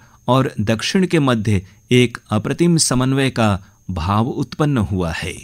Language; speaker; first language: Hindi; native; Hindi